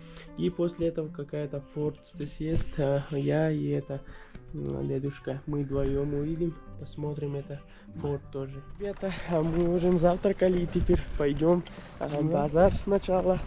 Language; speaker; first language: Russian; non-native, learner; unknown